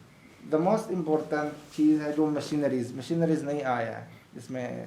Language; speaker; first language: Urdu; non-native, learner; Arabic